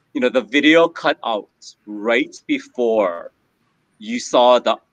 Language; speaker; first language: English; native; English